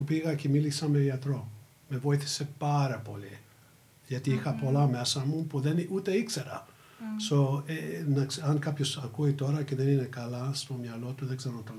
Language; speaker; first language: Greek; early bilingual, heritage; English